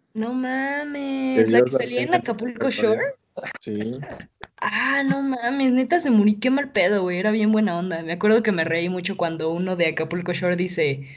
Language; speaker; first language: Spanish; native; Spanish